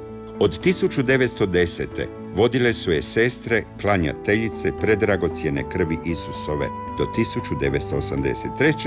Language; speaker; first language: Croatian; native; Croatian